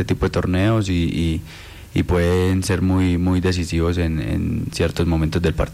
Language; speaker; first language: Spanish; native; Spanish